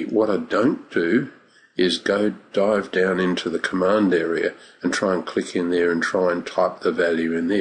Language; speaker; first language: English; native; English